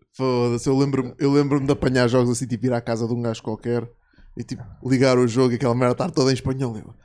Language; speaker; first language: Portuguese; native; Portuguese